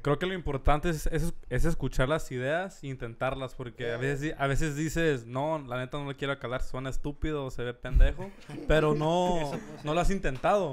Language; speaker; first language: Spanish; early bilingual, heritage; Spanish